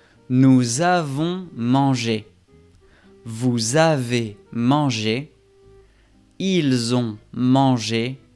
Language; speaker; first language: French; non-native, fluent; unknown